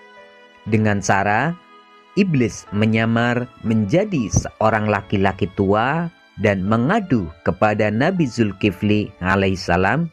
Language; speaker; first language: Indonesian; native; Indonesian